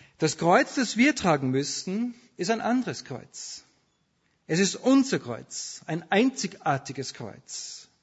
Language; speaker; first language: German; native; German